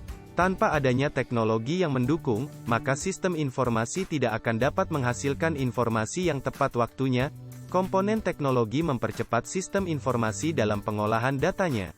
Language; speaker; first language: Indonesian; native; Indonesian